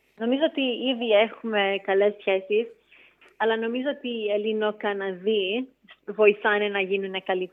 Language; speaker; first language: Greek; early bilingual, heritage; English